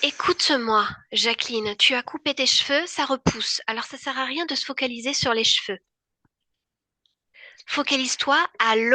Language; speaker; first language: French; native; French